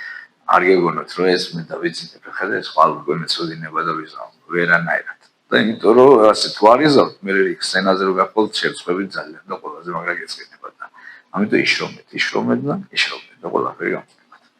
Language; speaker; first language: Georgian; native; Georgian